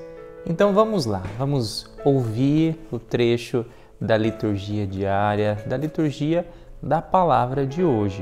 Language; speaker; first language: Portuguese; native; Portuguese